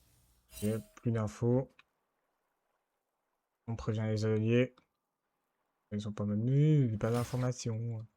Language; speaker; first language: French; native; French